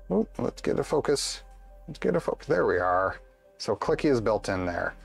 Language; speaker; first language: English; native; English